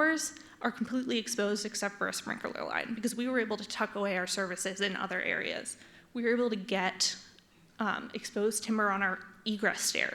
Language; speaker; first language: English; native; English